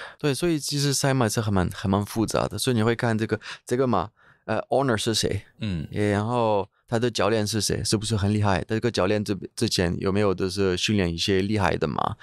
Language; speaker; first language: Chinese; non-native, fluent; French